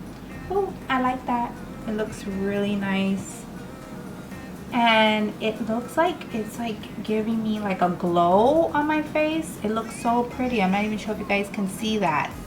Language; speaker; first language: English; native; English